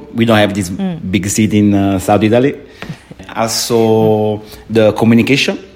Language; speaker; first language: English; non-native, fluent; Italian